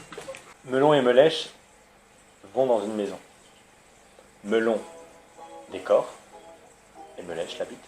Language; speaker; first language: French; native; French